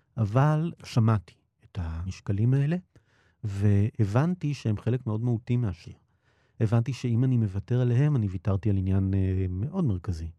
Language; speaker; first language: Hebrew; native; Hebrew